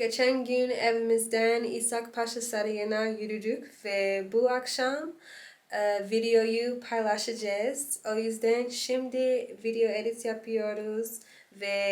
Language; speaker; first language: Turkish; non-native, learner; English